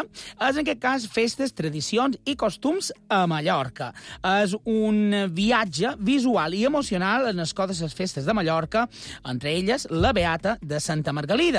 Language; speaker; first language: Catalan; native; Catalan